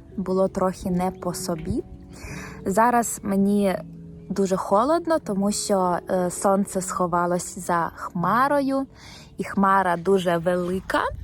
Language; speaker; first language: Ukrainian; native; Ukrainian